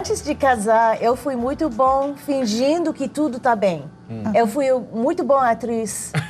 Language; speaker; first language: Portuguese; non-native, learner; English